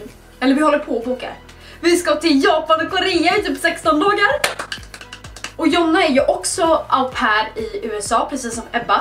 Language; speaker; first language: Swedish; native; Swedish